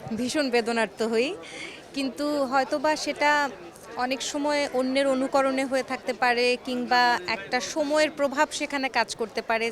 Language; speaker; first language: Bangla; native; Bangla